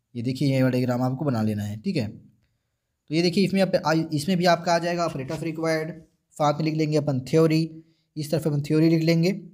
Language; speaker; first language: Hindi; native; Hindi